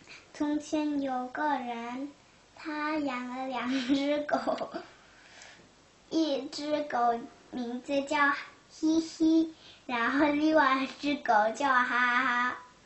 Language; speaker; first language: Chinese; early bilingual, heritage; Chinese